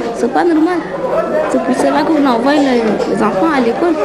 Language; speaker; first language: French; non-native, learner; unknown